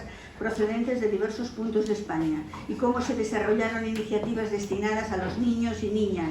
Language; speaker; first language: Spanish; native; Spanish